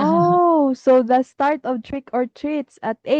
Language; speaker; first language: English; non-native, fluent; Filipino